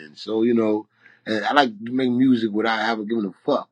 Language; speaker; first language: English; native; English